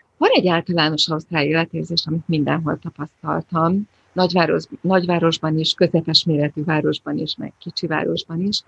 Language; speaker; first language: Hungarian; native; Hungarian